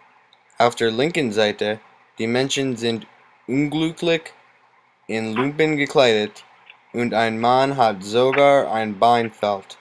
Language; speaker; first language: German; non-native, learner; English